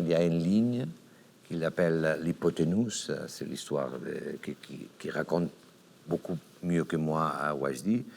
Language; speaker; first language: French; non-native, learner; Catalan